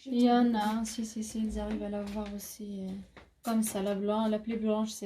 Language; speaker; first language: French; non-native, local second language; Arabic